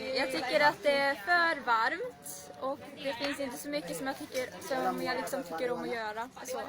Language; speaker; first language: Swedish; early bilingual, other home language; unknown